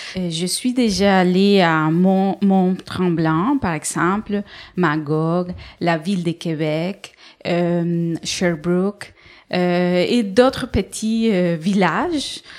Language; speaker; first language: French; non-native, fluent; Spanish